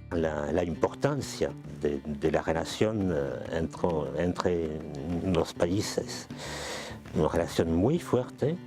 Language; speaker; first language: Spanish; non-native, fluent; French